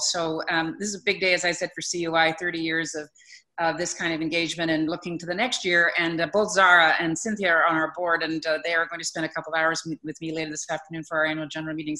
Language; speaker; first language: English; native; English